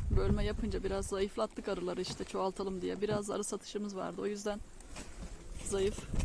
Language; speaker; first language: Turkish; native; Turkish